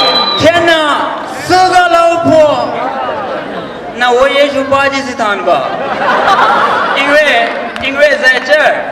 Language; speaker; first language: Chinese; non-native, learner; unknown